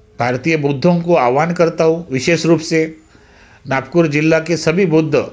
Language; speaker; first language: Hindi; non-native, local second language; Marathi